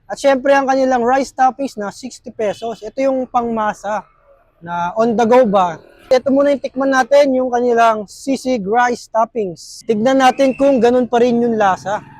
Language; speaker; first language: Filipino; native; Filipino